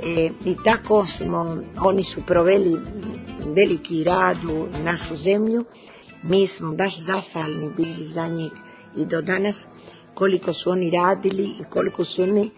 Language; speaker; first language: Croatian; early bilingual, heritage; Serbian